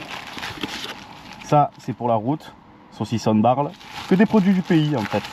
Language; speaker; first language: French; native; French